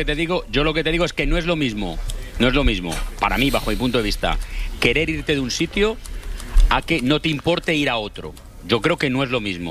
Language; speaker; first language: Spanish; native; Spanish